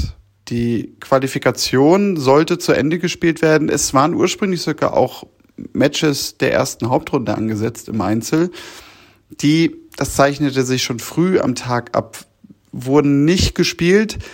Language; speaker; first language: German; native; German